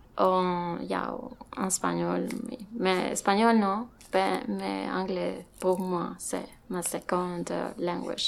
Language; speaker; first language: French; non-native, learner; Spanish